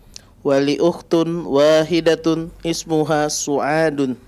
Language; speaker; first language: Arabic; non-native, learner; Indonesian